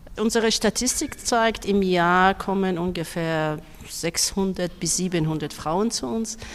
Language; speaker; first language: German; non-native, fluent; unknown